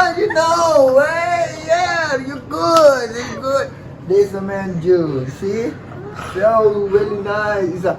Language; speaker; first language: English; non-native, learner; Thai